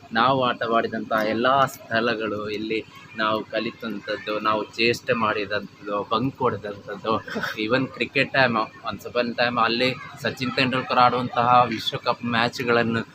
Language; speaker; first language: Kannada; non-native, local second language; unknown